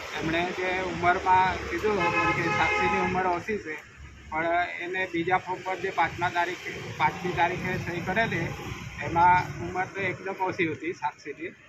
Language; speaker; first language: Gujarati; native; Gujarati